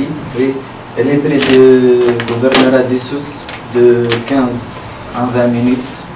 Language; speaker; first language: French; non-native, learner; Arabic